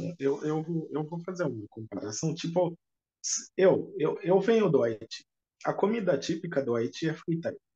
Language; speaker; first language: Portuguese; non-native, fluent; Haitian Creole